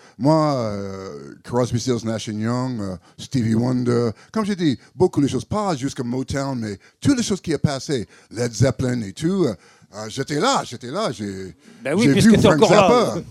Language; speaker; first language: French; non-native, learner; English